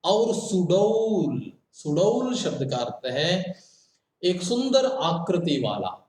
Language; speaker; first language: Hindi; non-native, local second language; Kannada